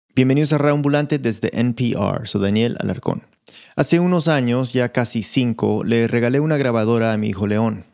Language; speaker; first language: Spanish; early bilingual, heritage; Spanish